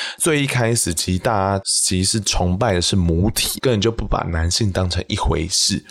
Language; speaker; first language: Chinese; native; Chinese